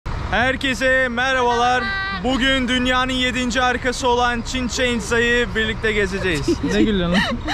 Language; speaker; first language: Turkish; native; Turkish